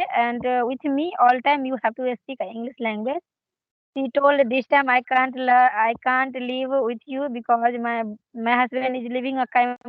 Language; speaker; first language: English; non-native, learner; Hindi